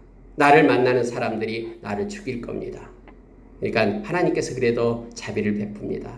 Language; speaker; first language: Korean; native; Korean